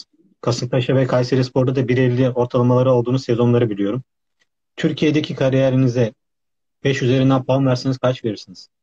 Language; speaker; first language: Turkish; native; Turkish